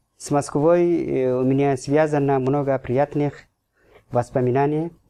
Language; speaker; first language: Russian; non-native, fluent; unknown